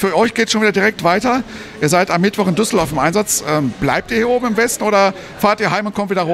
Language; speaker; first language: German; native; German